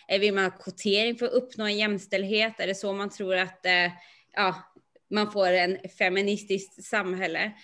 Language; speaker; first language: Swedish; native; Swedish